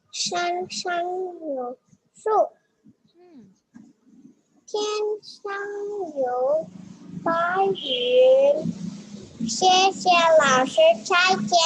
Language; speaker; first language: Chinese; non-native, learner; Indonesian